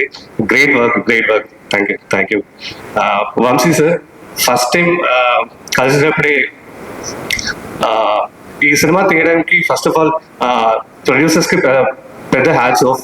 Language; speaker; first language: Telugu; non-native, fluent; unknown